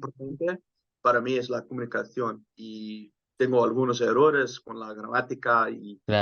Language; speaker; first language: Spanish; non-native, fluent; Dutch